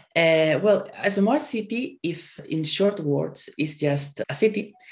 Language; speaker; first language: English; non-native, fluent; Spanish